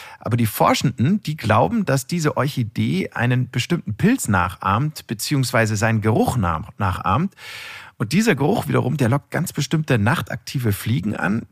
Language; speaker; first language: German; native; German